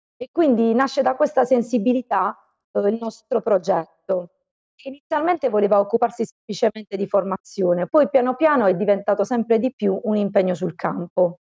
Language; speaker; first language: Italian; native; Italian